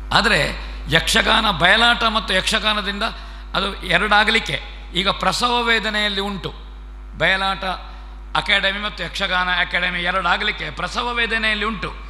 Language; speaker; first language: Kannada; native; Kannada